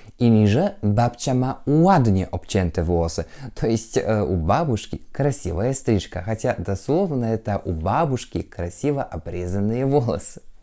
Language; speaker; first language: Russian; non-native, fluent; Polish